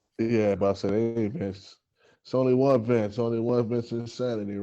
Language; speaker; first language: English; native; English